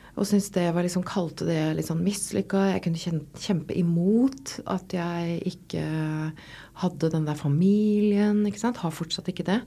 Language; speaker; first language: Norwegian; native; Norwegian